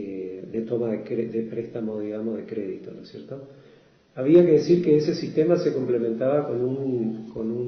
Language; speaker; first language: Spanish; native; Spanish